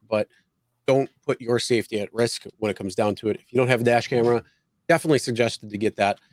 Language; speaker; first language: English; native; English